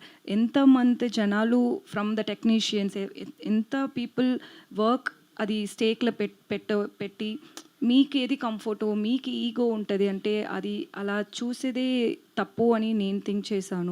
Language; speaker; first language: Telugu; non-native, learner; Tamil